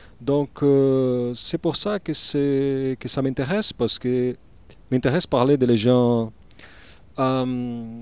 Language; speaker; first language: French; non-native, learner; Portuguese